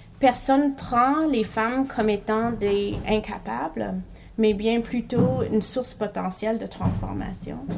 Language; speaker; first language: French; non-native, local second language; English